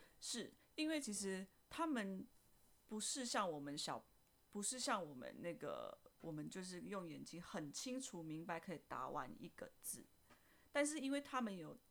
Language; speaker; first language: Chinese; non-native, fluent; Indonesian